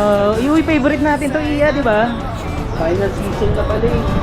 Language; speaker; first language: Filipino; native; Filipino